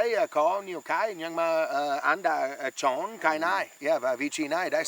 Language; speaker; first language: Vietnamese; non-native, learner; English